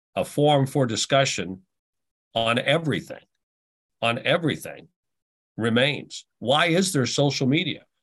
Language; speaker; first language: English; native; English